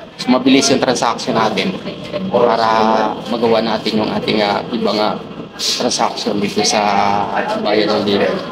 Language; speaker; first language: Filipino; non-native, local second language; Cebuano